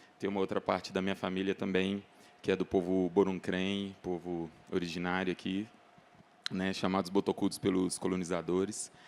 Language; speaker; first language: Portuguese; native; Portuguese